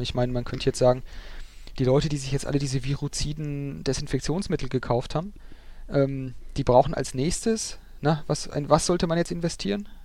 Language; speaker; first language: German; native; German